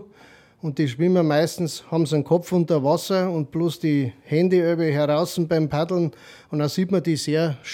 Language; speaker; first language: German; native; German